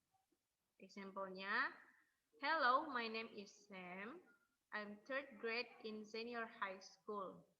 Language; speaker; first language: English; non-native, learner; Indonesian